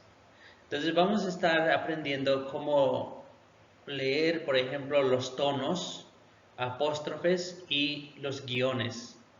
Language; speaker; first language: Spanish; non-native, local second language; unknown